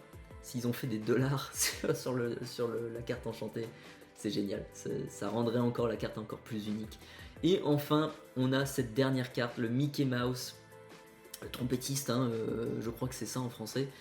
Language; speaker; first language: French; native; French